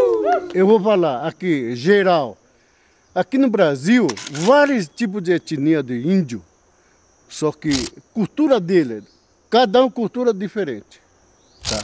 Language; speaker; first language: Portuguese; non-native, local second language; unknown